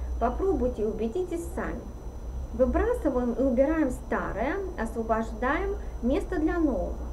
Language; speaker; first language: Russian; native; Russian